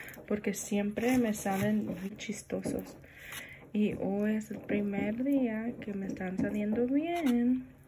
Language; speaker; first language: Spanish; early bilingual, heritage; Spanish